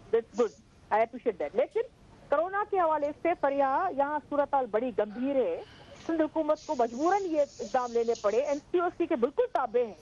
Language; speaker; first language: Urdu; non-native, local second language; Sindhi